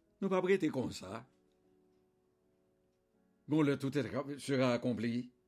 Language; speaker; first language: French; non-native, local second language; Haitian Creole